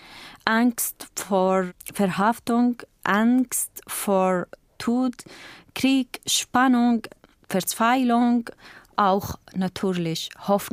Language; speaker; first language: German; non-native, learner; Kurdish